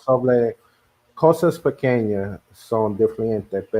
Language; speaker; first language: Spanish; non-native, learner; English